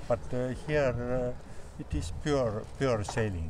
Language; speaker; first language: English; non-native, learner; Estonian